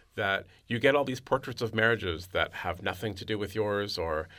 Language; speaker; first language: English; native; English